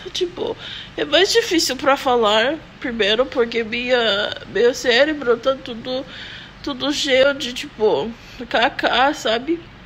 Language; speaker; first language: Portuguese; non-native, learner; English